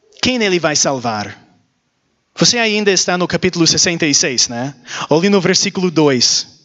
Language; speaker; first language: Portuguese; non-native, learner; English